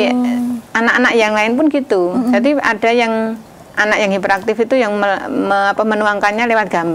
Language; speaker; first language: Indonesian; native; Indonesian